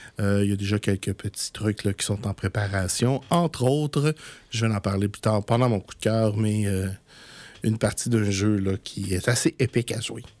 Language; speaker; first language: French; native; French